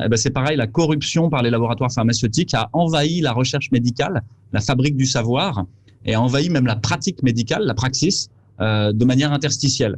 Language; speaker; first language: French; native; French